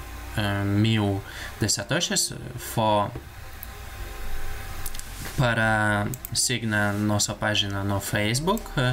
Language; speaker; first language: Portuguese; non-native, learner; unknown